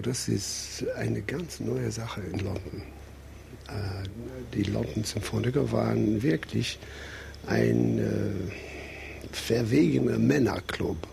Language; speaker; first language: German; non-native, fluent; English